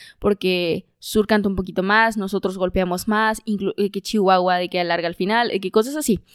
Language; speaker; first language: Spanish; native; Spanish